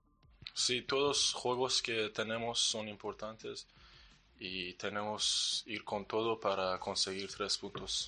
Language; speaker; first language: Spanish; non-native, learner; Persian